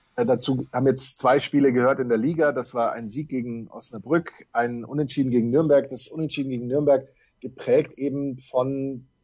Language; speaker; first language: German; native; German